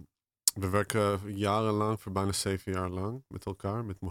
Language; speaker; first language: Dutch; non-native, fluent; Hebrew